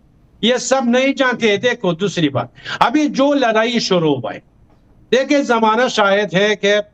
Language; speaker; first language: Hindi; non-native, fluent; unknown